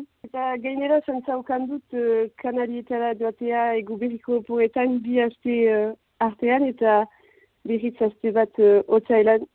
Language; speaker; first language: Basque; non-native, local second language; French